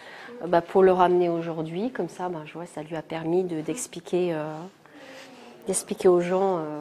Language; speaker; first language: French; native; French